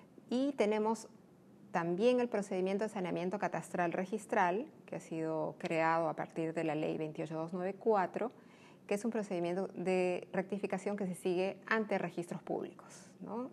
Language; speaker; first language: Spanish; native; Spanish